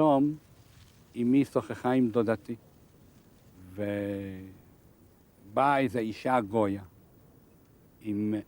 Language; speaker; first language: Hebrew; non-native, fluent; Hungarian